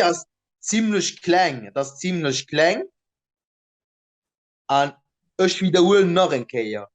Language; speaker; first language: German; non-native, local second language; Luxembourgish